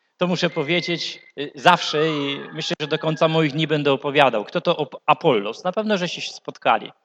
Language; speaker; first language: Polish; native; Polish